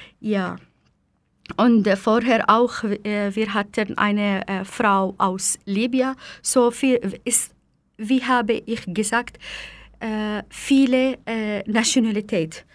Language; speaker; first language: German; non-native, fluent; Arabic